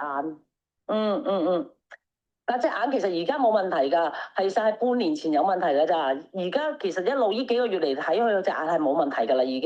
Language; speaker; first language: Cantonese; native; Cantonese